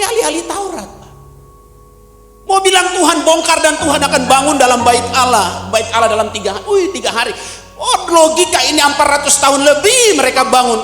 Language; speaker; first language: Indonesian; native; Indonesian